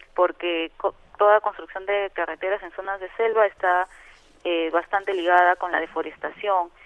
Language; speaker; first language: Spanish; native; Spanish